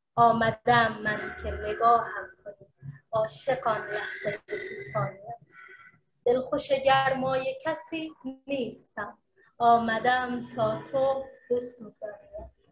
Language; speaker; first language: Persian; native; Persian